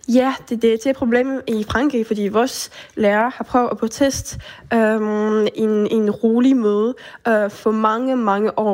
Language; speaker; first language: Danish; early bilingual, heritage; Danish